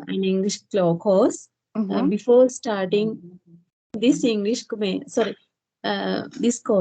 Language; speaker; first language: English; non-native, local second language; Sinhala